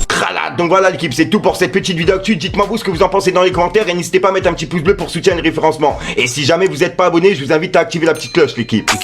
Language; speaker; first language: French; native; French